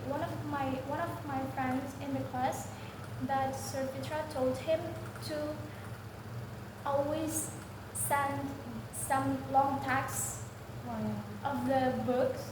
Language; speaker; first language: English; non-native, learner; Indonesian